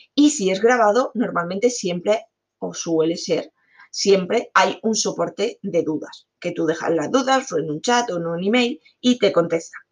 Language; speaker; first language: Spanish; native; Spanish